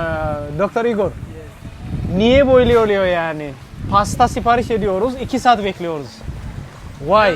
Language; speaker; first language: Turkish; non-native, fluent; Amharic